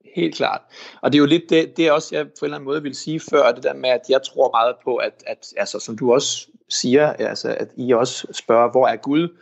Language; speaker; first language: Danish; early bilingual, heritage; Danish